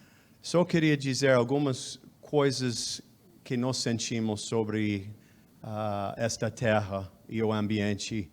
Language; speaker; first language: Portuguese; non-native, fluent; English